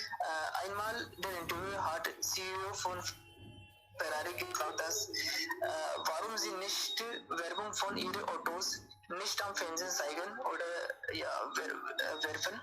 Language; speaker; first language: German; non-native, learner; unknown